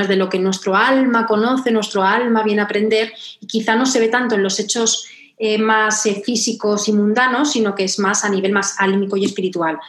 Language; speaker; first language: Spanish; native; Spanish